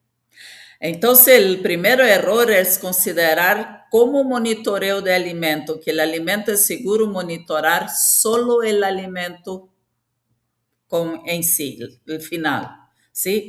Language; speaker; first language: Spanish; non-native, fluent; Portuguese